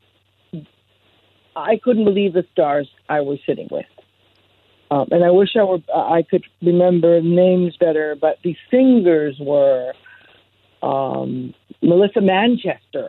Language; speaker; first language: English; non-native, fluent; Spanish